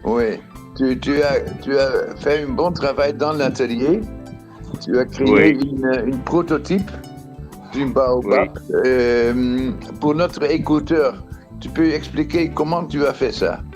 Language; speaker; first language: French; non-native, fluent; Dutch